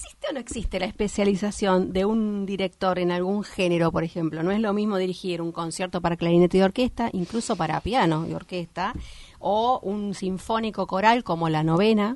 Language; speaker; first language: Spanish; native; Spanish